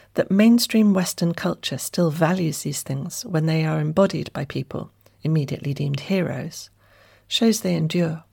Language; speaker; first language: English; native; English